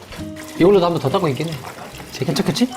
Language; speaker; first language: Korean; native; Korean